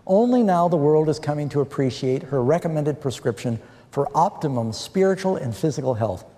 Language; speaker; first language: English; native; English